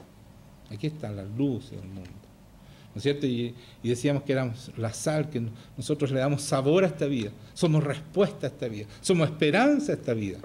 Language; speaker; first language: Spanish; native; Spanish